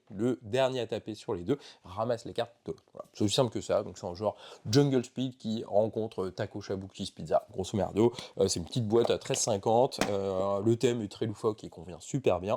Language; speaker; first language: French; native; French